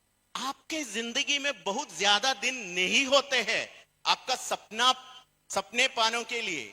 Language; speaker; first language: Hindi; non-native, fluent; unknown